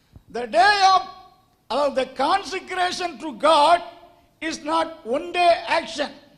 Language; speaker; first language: English; non-native, local second language; Tamil